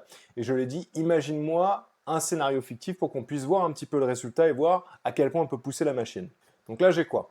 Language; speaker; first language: French; native; French